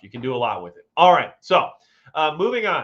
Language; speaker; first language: English; native; English